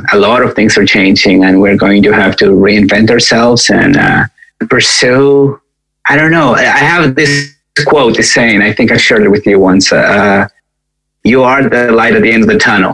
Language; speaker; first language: English; non-native, fluent; Spanish